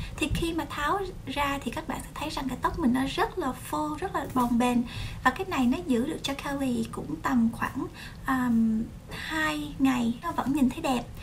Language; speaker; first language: Vietnamese; early bilingual, other home language; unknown